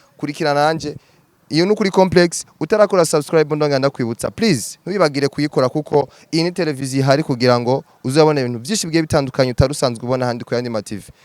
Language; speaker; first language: Rundi; native; Rundi